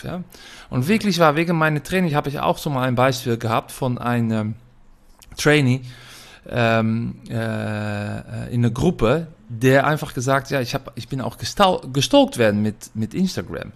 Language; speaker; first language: German; non-native, fluent; Dutch